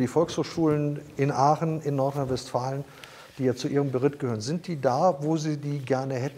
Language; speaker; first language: German; native; German